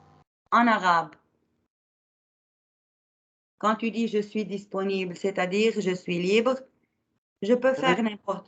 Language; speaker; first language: French; non-native, fluent; Arabic